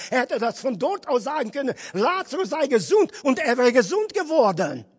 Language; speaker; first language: German; non-native, fluent; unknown